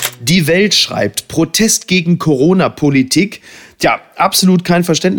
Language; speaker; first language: German; native; German